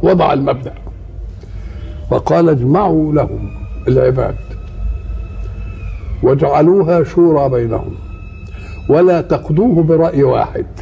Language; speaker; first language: Arabic; native; Arabic